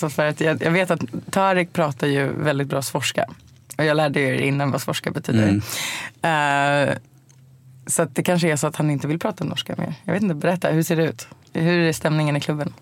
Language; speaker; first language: Swedish; native; Swedish